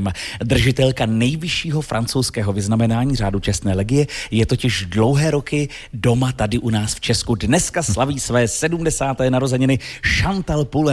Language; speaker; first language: Czech; native; Czech